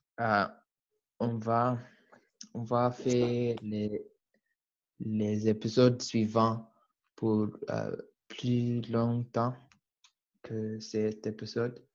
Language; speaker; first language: French; non-native, learner; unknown